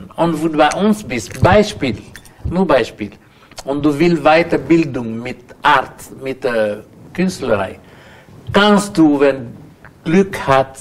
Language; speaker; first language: German; non-native, learner; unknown